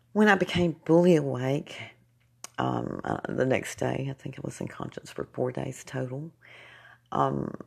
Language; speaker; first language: English; native; English